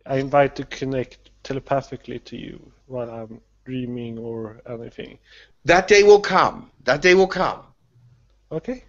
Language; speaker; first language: English; non-native, learner; Swedish